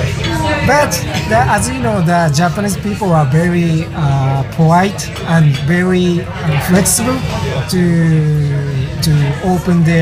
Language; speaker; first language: English; non-native, learner; Japanese